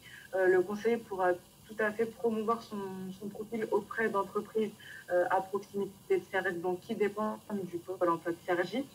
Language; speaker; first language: French; native; French